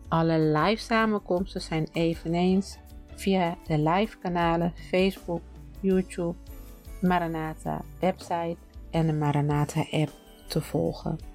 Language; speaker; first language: Dutch; native; Dutch